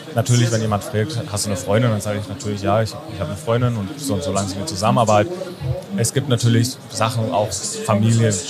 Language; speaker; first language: German; native; German